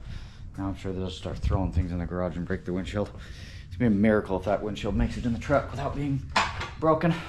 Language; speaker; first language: English; native; English